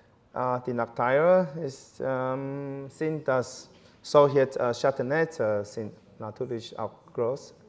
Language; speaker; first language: German; non-native, fluent; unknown